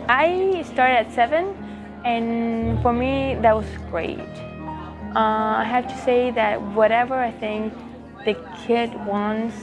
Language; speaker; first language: English; non-native, fluent; Spanish